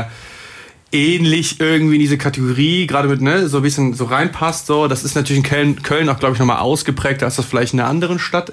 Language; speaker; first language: German; native; German